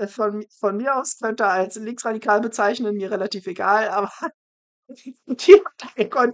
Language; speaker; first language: German; native; German